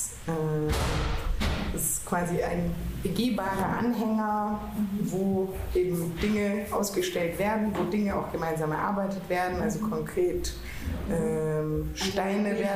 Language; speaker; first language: German; native; German